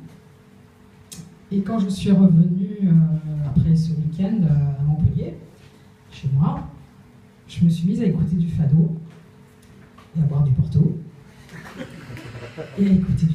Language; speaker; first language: French; native; French